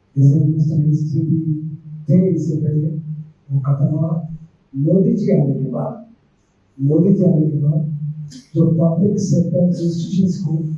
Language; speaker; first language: Hindi; non-native, local second language; Telugu